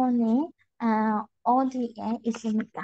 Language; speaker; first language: Korean; non-native, learner; Burmese